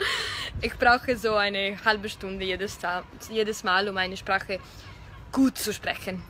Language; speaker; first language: German; non-native, fluent; Russian